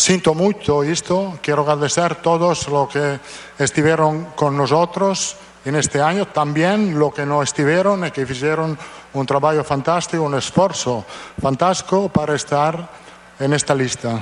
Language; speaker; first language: Portuguese; non-native, learner; Italian